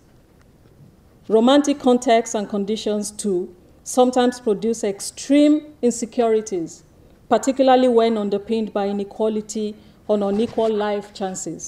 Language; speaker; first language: English; non-native, local second language; Yoruba